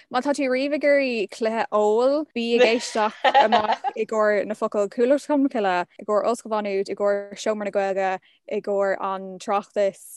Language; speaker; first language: Irish; non-native, local second language; English